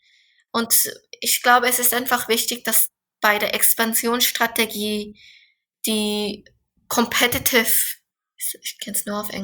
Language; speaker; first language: German; non-native, fluent; Korean